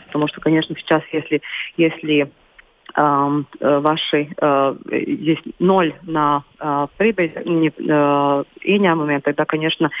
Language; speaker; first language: Russian; non-native, local second language; Latvian